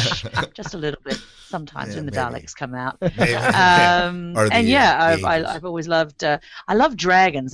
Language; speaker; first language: English; native; English